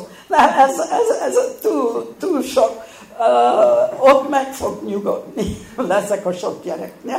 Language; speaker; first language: Hungarian; early bilingual, heritage; Hungarian